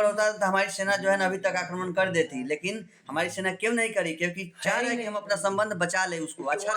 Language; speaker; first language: Hindi; native; Hindi